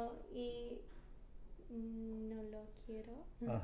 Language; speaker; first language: Spanish; non-native, learner; English